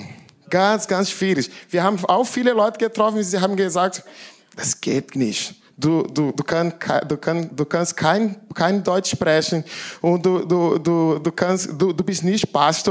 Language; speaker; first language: German; non-native, learner; Portuguese